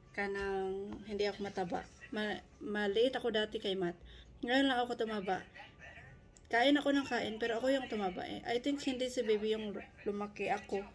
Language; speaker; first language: Filipino; native; Filipino